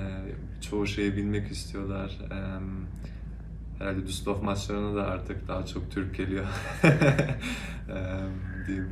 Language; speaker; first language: Turkish; early bilingual, heritage; Turkish